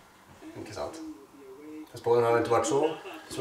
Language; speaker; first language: Swedish; native; Swedish